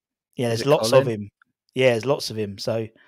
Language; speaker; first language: English; native; English